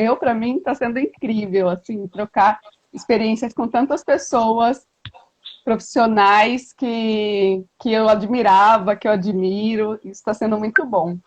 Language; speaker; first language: Portuguese; native; Portuguese